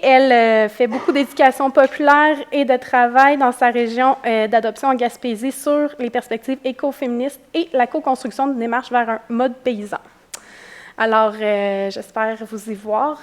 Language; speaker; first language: French; native; French